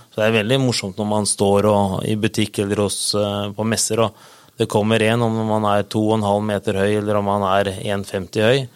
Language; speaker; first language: Norwegian; native; Norwegian